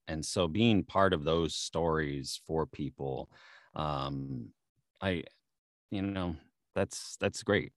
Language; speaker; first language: English; native; English